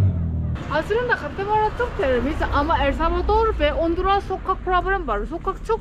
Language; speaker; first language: Turkish; non-native, learner; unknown